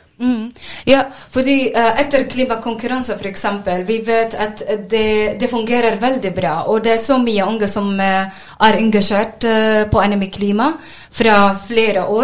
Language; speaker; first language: Norwegian; non-native, learner; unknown